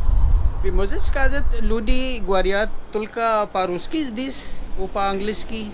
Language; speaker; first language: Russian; non-native, learner; Urdu